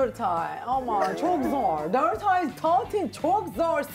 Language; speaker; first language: Turkish; native; Turkish